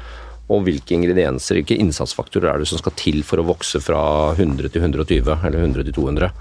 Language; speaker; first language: Norwegian; native; Norwegian